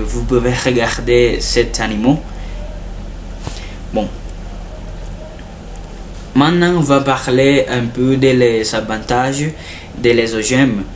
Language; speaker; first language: French; non-native, learner; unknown